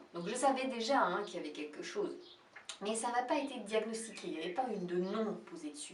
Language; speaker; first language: French; native; French